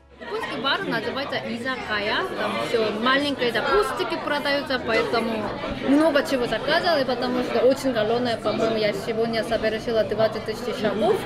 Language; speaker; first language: Russian; non-native, fluent; Korean